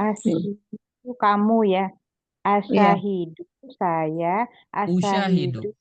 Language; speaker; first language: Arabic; non-native, learner; Indonesian